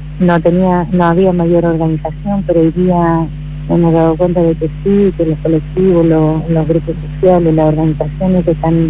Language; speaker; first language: Spanish; native; Spanish